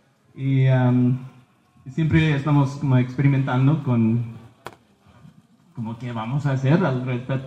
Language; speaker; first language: Spanish; early bilingual, heritage; Spanish